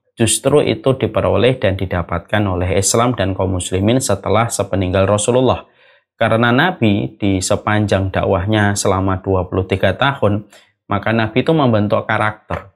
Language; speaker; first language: Indonesian; native; Indonesian